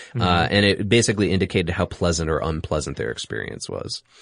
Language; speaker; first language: English; native; English